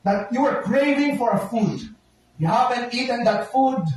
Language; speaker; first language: English; non-native, local second language; Filipino